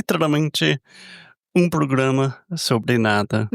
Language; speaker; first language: Portuguese; non-native, fluent; English